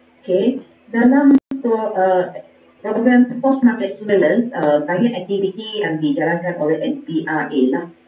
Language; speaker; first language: Malay; non-native, local second language; Chinese